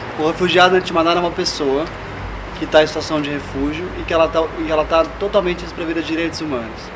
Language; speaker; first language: Portuguese; native; Portuguese